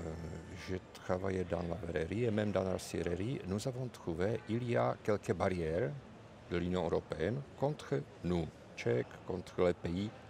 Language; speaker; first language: French; non-native, fluent; Czech